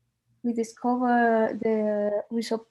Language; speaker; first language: English; non-native, learner; Spanish